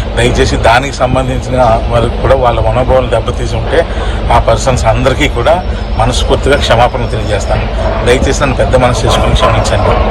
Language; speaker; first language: Telugu; native; Telugu